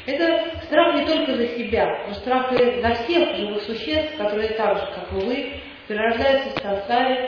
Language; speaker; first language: Russian; native; Russian